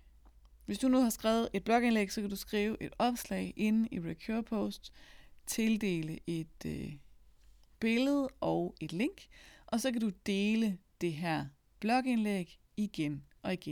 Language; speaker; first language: Danish; native; Danish